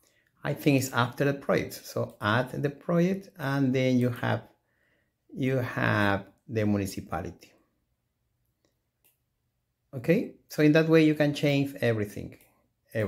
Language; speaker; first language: English; non-native, fluent; Spanish